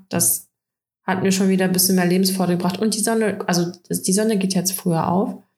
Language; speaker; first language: German; early bilingual, other home language; Russian